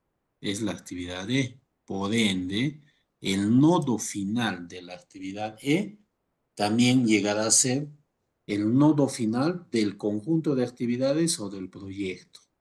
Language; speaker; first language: Spanish; native; Spanish